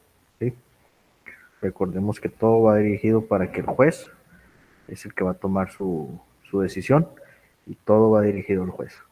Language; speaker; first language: Spanish; native; Spanish